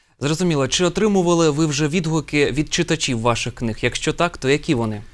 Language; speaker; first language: Ukrainian; native; Ukrainian